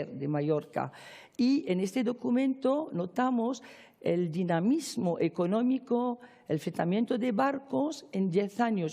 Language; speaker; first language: Spanish; non-native, fluent; Arabic